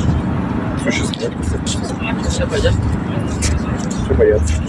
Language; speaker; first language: Russian; native; Russian